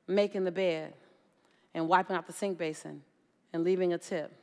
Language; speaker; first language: English; native; English